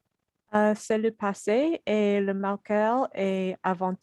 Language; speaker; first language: French; non-native, learner; English